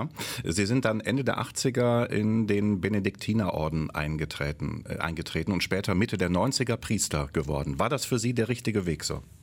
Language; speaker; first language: German; native; German